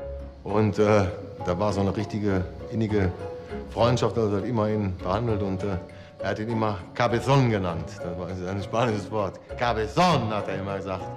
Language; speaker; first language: German; native; German